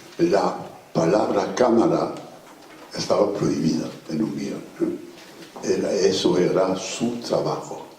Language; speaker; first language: Spanish; non-native, fluent; French